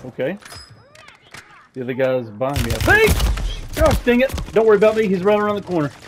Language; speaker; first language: English; native; English